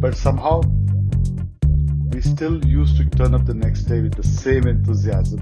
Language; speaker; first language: English; non-native, local second language; Kannada